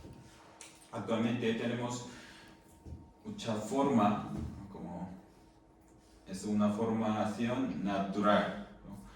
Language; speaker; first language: Spanish; non-native, fluent; Korean